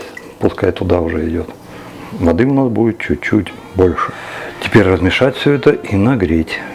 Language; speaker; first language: Russian; native; Russian